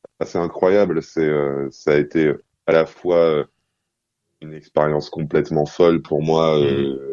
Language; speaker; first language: French; non-native, fluent; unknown